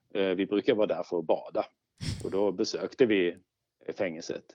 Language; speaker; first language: Swedish; native; Swedish